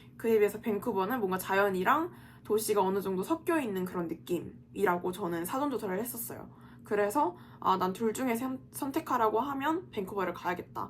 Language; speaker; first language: Korean; native; Korean